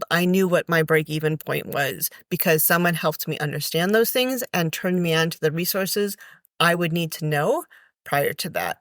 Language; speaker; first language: English; native; English